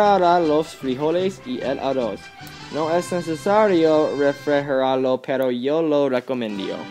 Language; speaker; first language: Spanish; non-native, learner; English